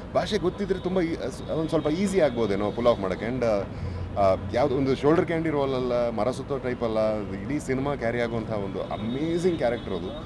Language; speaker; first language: Kannada; native; Kannada